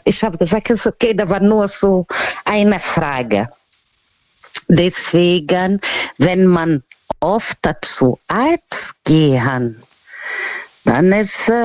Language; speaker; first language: German; non-native, learner; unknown